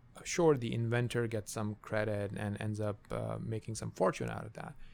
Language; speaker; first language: English; non-native, local second language; Urdu